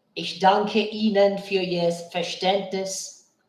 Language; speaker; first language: German; non-native, learner; Bangla